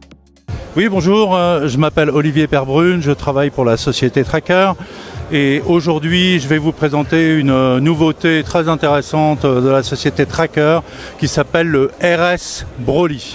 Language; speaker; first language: French; native; French